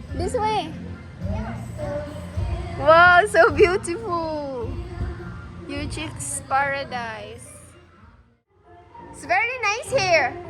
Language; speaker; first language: English; non-native, local second language; Filipino